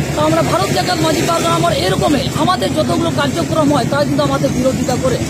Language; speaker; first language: Bangla; non-native, local second language; Santali